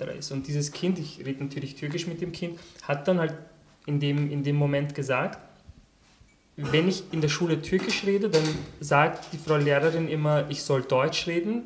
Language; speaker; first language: German; early bilingual, other home language; Turkish